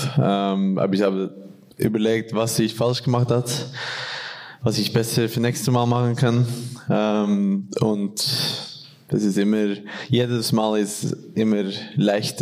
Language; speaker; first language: German; non-native, fluent; Norwegian